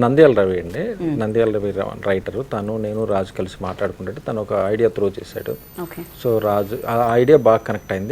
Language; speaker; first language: Telugu; native; Telugu